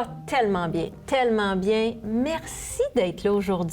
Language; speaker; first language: French; native; French